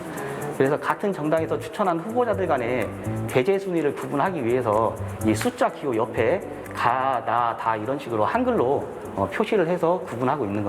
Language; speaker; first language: Korean; native; Korean